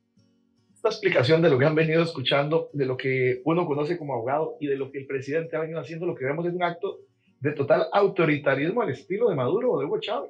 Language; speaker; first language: Spanish; native; Spanish